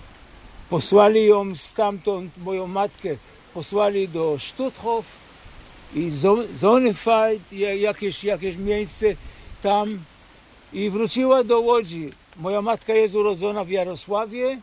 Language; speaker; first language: Polish; early bilingual, heritage; Polish